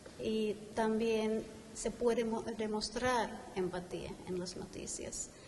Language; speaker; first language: Spanish; non-native, fluent; Finnish